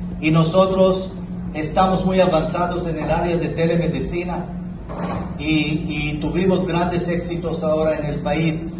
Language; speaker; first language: Spanish; non-native, fluent; Hebrew